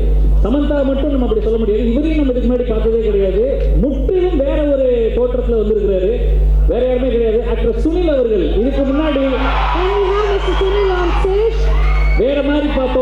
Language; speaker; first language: Tamil; native; Tamil